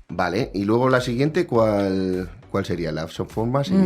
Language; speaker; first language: Spanish; native; Spanish